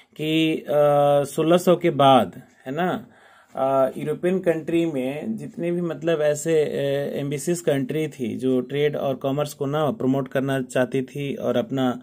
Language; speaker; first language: Hindi; native; Hindi